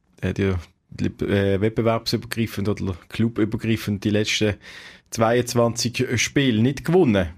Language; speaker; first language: German; native; German